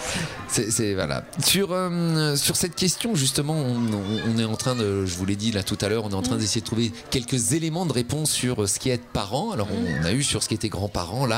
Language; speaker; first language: French; native; French